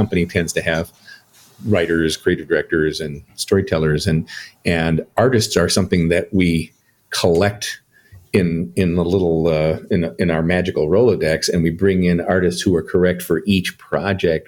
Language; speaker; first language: English; native; English